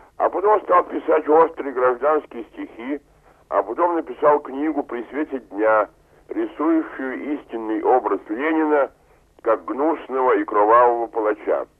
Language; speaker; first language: Russian; native; Russian